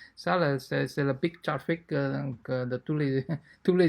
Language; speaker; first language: French; non-native, fluent; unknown